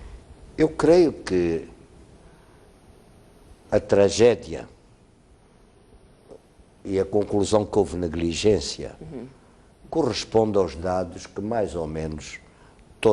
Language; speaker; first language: Portuguese; native; Portuguese